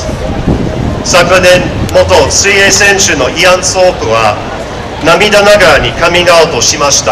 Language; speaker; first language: Japanese; non-native, fluent; English